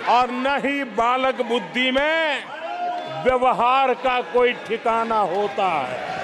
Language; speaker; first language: Hindi; native; Hindi